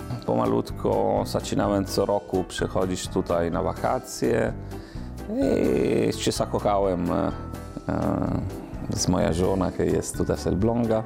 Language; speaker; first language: Polish; non-native, learner; Italian